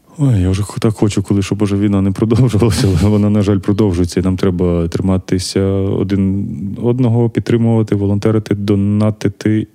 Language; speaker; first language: Ukrainian; native; Ukrainian